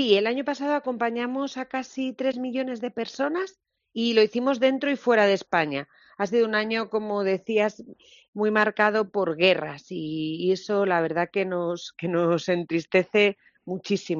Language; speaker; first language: Spanish; native; Spanish